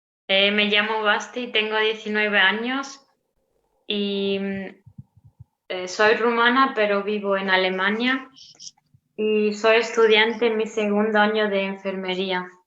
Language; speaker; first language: Spanish; non-native, learner; Romanian